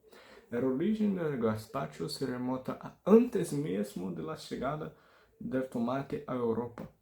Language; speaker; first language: Spanish; non-native, learner; Portuguese